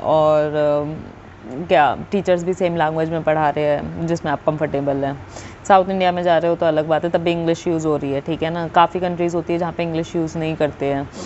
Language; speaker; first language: Hindi; native; Hindi